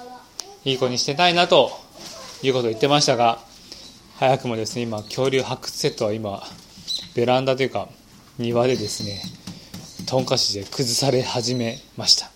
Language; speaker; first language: Japanese; native; Japanese